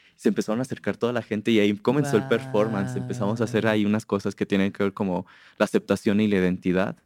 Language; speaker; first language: Spanish; native; Spanish